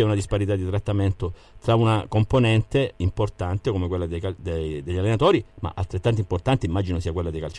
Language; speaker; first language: Italian; native; Italian